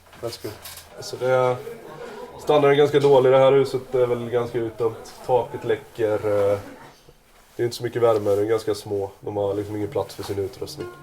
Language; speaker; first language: Swedish; native; Swedish